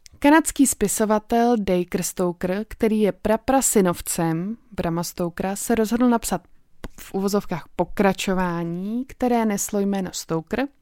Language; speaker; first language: Czech; native; Czech